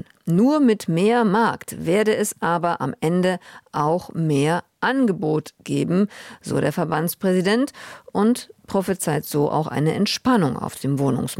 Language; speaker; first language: German; native; German